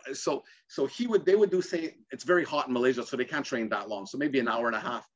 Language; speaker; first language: English; native; English